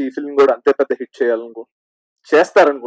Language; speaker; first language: Telugu; native; Telugu